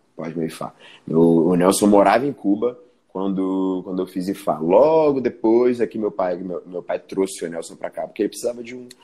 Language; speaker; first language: Portuguese; early bilingual, other home language; Spanish